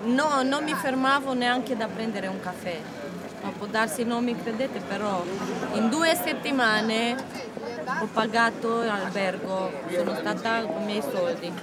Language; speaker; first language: Italian; non-native, learner; Romanian